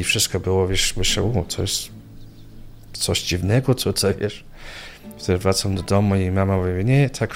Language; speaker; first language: Polish; early bilingual, heritage; Polish